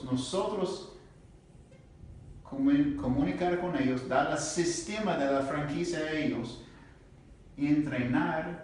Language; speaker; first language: Spanish; non-native, learner; English